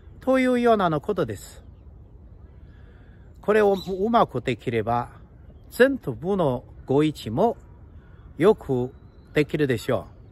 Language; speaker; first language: Japanese; non-native, fluent; Chinese